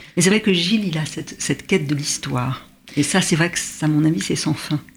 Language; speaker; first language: French; native; French